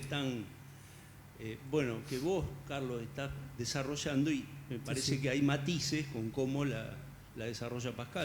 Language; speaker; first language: Spanish; native; Spanish